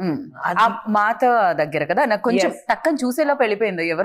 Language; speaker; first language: Telugu; native; Telugu